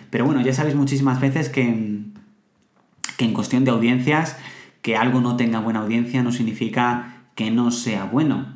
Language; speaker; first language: Spanish; native; Spanish